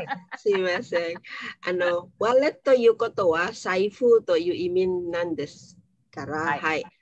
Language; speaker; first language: Japanese; non-native, learner; Indonesian